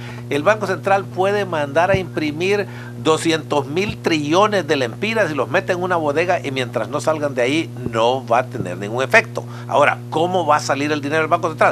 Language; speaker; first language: Spanish; native; Spanish